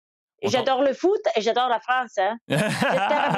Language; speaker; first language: French; non-native, fluent; Italian